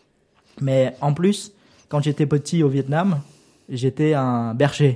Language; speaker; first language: French; non-native, learner; Vietnamese